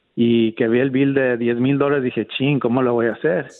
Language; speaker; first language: Spanish; native; Spanish